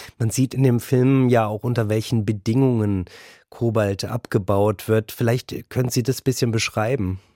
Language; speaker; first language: German; native; German